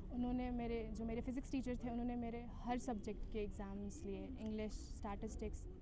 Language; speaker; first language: Hindi; non-native, local second language; Kashmiri